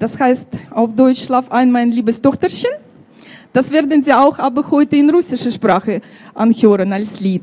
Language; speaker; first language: German; non-native, fluent; Russian